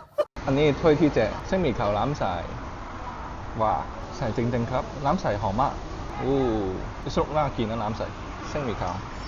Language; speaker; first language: Thai; native; Thai